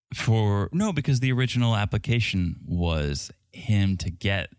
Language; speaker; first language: English; early bilingual, other home language; Russian